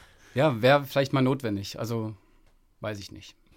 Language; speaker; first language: German; native; German